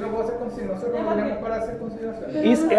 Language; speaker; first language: Spanish; native; Spanish